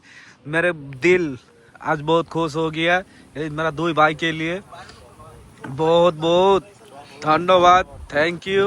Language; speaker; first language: Hindi; non-native, learner; Bangla